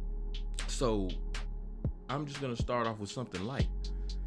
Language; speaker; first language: English; native; English